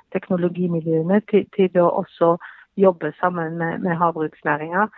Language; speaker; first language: Norwegian; non-native, fluent; Dutch